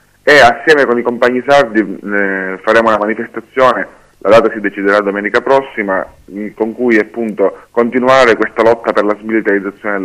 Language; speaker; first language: Italian; native; Italian